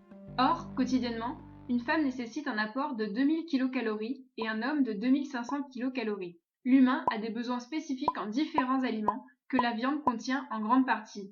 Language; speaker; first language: French; native; French